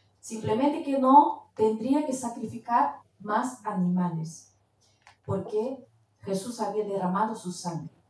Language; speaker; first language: Spanish; non-native, fluent; Portuguese